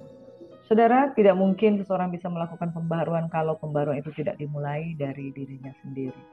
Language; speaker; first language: Indonesian; native; Indonesian